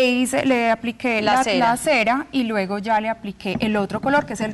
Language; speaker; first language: Spanish; native; Spanish